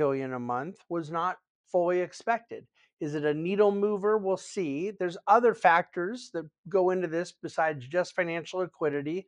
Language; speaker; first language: English; native; English